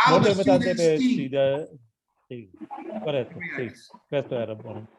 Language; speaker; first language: Italian; non-native, learner; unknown